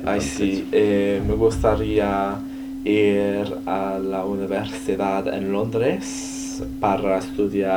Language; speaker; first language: Spanish; non-native, learner; English